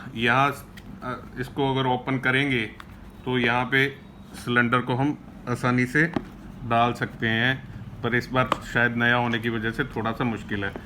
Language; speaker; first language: Hindi; non-native, local second language; Punjabi